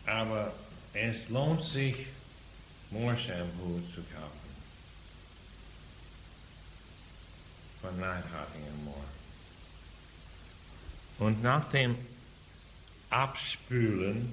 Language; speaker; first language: German; non-native, fluent; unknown